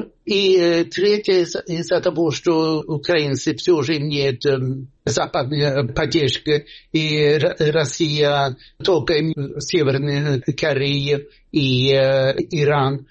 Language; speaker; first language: Russian; non-native, fluent; Swedish